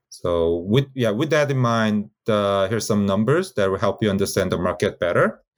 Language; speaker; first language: English; non-native, fluent; Korean